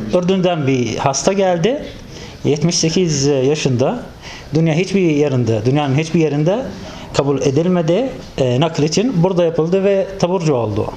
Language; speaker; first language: Turkish; non-native, fluent; Arabic